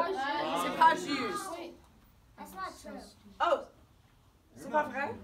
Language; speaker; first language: French; non-native, fluent; English